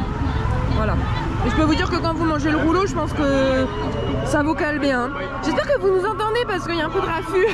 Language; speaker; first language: French; native; French